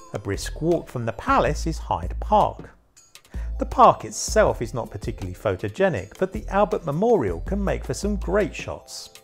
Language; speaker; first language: English; native; English